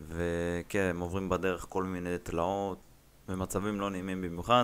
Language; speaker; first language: Hebrew; native; Hebrew